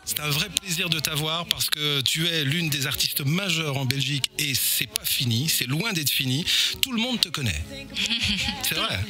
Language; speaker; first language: French; native; French